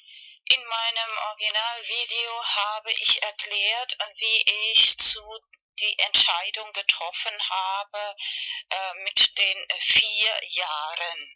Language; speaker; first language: German; non-native, fluent; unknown